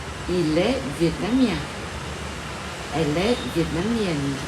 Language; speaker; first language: French; non-native, fluent; Vietnamese